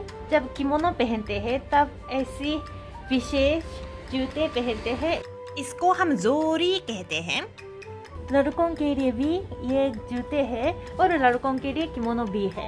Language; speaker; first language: Hindi; non-native, fluent; Japanese